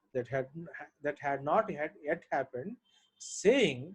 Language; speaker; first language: English; non-native, local second language; Telugu